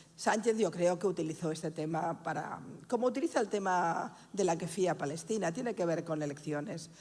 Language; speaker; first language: Spanish; non-native, local second language; Catalan